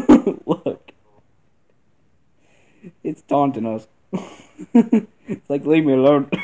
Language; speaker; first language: English; native; English